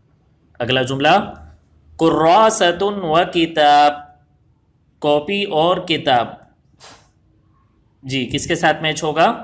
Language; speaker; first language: Urdu; native; Urdu